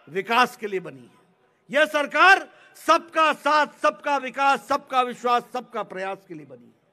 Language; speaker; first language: Hindi; native; Hindi